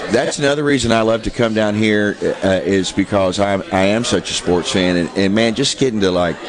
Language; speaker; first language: English; native; English